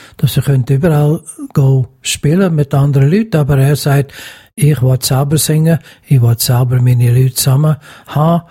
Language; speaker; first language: German; native; German